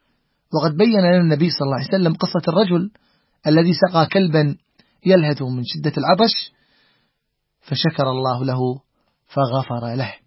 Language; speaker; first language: Arabic; native; Arabic